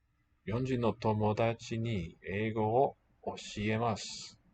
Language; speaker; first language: Japanese; non-native, learner; English